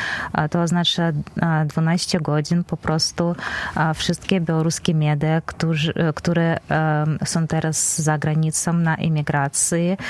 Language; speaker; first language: Polish; non-native, fluent; Belarusian